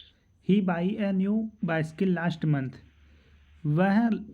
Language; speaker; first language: English; non-native, local second language; Hindi